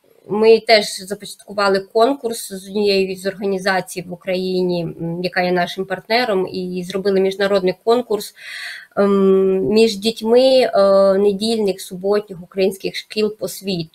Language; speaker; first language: Ukrainian; native; Ukrainian